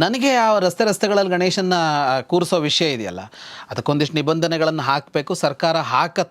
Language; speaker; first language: Kannada; native; Kannada